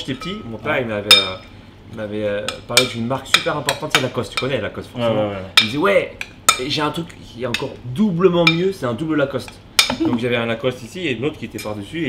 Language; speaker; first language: French; native; French